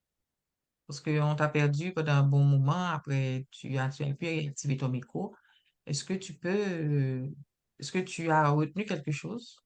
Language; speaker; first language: French; native; French